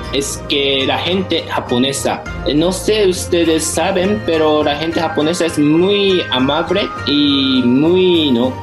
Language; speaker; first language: Spanish; non-native, fluent; Japanese